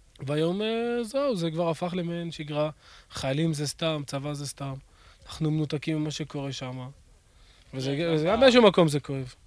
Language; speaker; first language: Hebrew; native; Hebrew